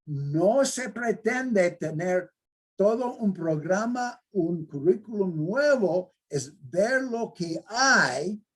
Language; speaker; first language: Spanish; non-native, fluent; English